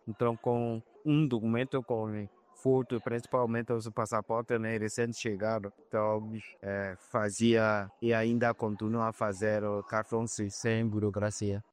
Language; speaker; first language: Portuguese; non-native, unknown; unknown